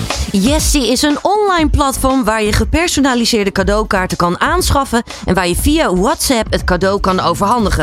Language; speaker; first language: Dutch; native; Dutch